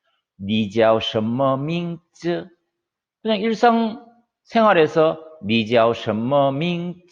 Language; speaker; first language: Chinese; non-native, fluent; Korean